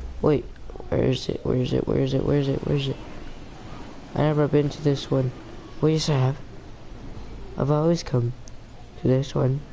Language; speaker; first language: English; native; English